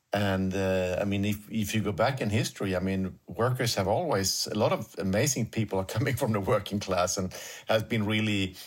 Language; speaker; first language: English; non-native, fluent; Swedish